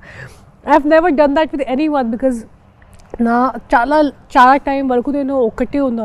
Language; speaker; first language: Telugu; non-native, fluent; Hindi